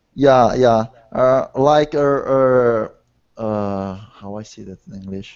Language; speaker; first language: English; non-native, learner; Portuguese